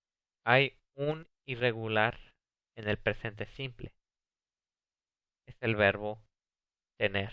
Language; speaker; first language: Spanish; early bilingual, heritage; Spanish